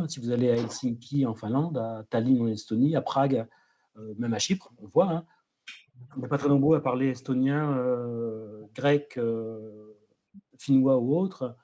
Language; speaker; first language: French; native; French